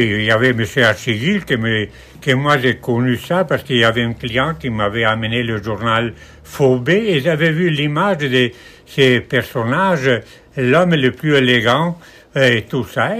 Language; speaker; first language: French; non-native, fluent; Italian